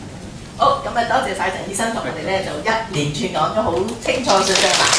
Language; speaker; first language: Cantonese; native; Cantonese